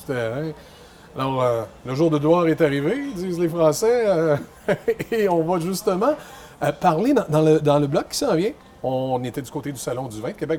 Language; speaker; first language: French; native; French